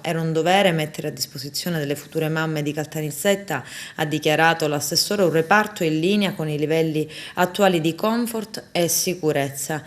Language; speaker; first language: Italian; native; Italian